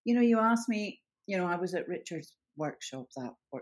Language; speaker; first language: English; native; English